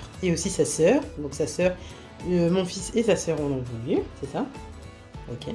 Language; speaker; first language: French; native; French